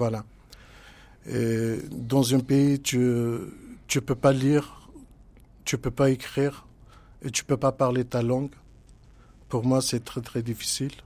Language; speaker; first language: French; non-native, learner; Kurdish